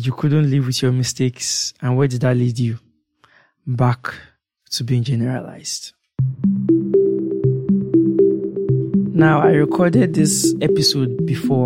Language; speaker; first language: English; non-native, local second language; Yoruba